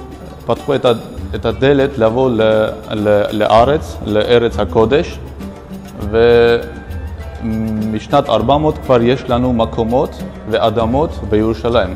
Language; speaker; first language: Hebrew; non-native, local second language; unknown